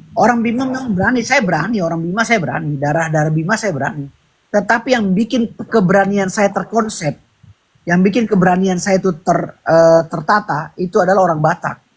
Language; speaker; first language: Indonesian; native; Indonesian